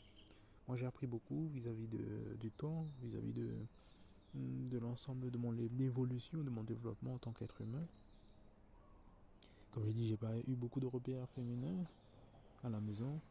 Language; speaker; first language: French; native; French